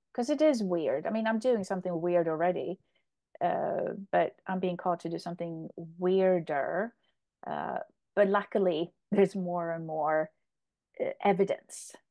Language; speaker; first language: English; non-native, fluent; Polish